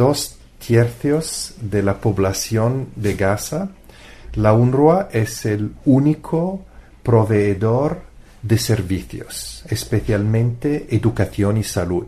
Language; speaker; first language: Spanish; non-native, fluent; Italian